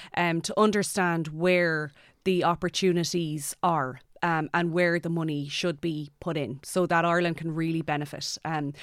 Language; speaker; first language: English; native; English